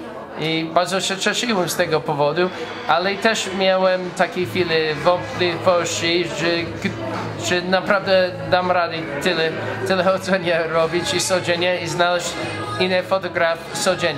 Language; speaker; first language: Polish; non-native, learner; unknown